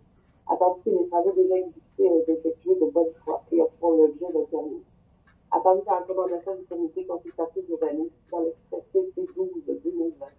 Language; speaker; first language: French; native; French